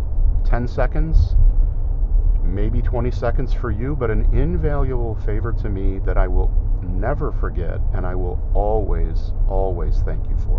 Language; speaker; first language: English; native; English